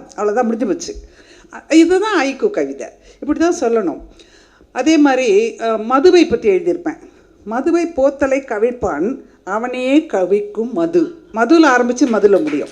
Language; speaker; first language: Tamil; native; Tamil